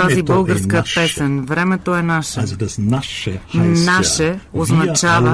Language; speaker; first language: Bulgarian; non-native, fluent; German